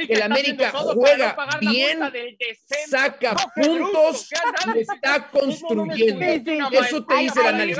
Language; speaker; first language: Spanish; native; Spanish